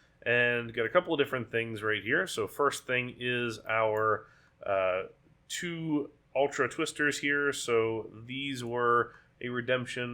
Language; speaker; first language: English; native; English